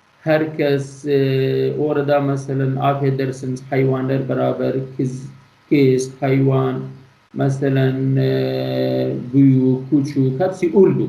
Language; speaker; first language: Turkish; non-native, learner; Kurdish